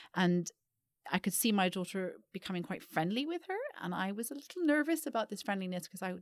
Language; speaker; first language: English; native; English